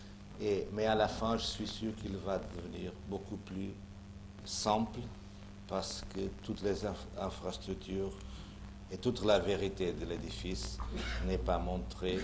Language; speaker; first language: French; non-native, fluent; Portuguese